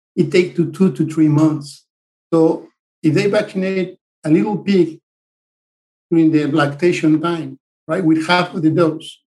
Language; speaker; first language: English; non-native, fluent; Spanish